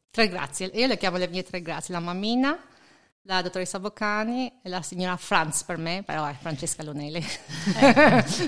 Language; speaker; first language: Italian; non-native, fluent; Albanian